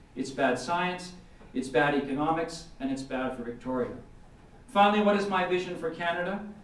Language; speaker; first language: English; native; English